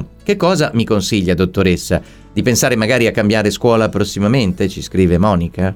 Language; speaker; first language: Italian; native; Italian